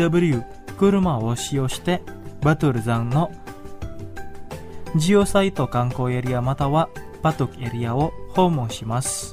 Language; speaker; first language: Japanese; non-native, fluent; Indonesian